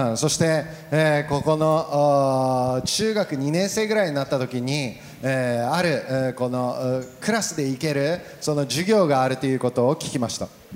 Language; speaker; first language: Japanese; native; Japanese